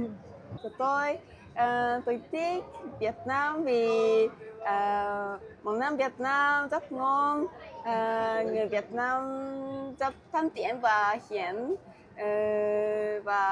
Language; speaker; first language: Vietnamese; non-native, learner; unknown